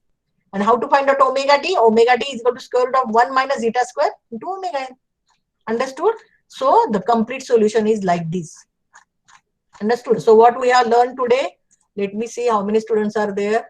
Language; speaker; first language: English; non-native, local second language; Marathi